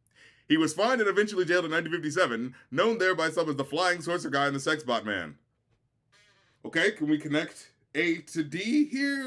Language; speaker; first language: English; native; English